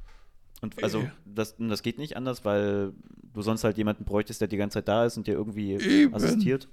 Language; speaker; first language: German; native; German